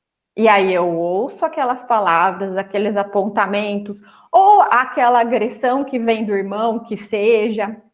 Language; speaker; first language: Portuguese; native; Portuguese